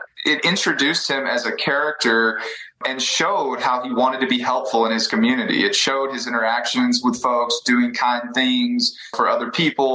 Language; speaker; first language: English; native; English